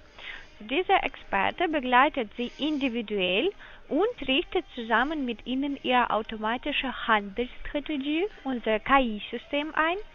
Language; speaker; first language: German; non-native, learner; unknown